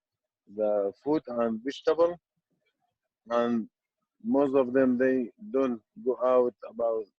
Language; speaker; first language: English; non-native, learner; Kurdish